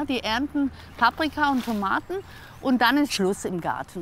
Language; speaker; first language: German; native; German